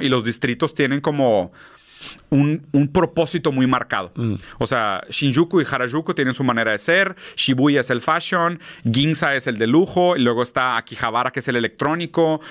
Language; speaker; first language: Spanish; native; Spanish